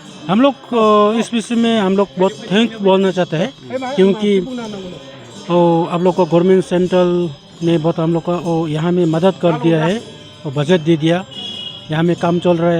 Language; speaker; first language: Hindi; non-native, learner; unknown